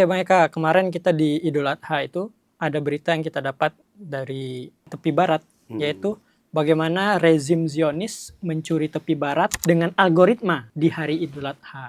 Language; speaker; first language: Indonesian; native; Indonesian